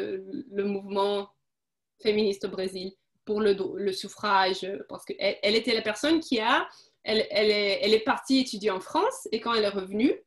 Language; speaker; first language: French; non-native, fluent; Portuguese